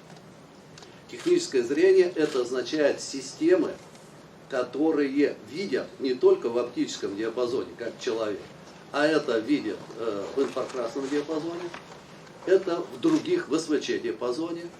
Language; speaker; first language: Russian; native; Russian